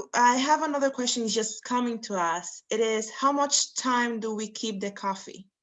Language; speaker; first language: English; non-native, fluent; Romanian